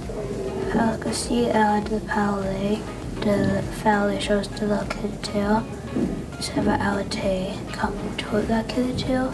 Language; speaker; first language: French; non-native, local second language; English